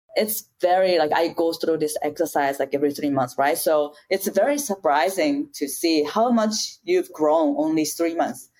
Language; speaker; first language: English; non-native, fluent; Japanese